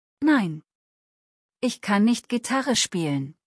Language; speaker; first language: German; non-native, fluent; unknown